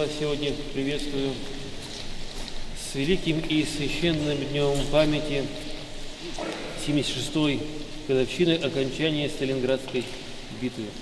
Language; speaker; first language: Russian; native; Russian